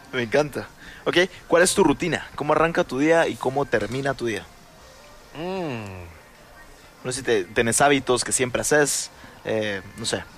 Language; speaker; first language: Spanish; native; Spanish